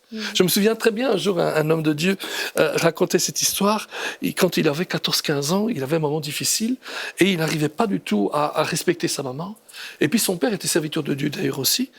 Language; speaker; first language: French; native; French